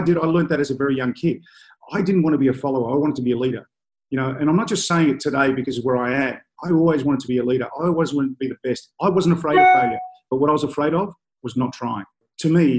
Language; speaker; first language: English; native; English